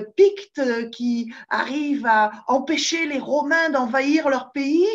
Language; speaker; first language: French; native; French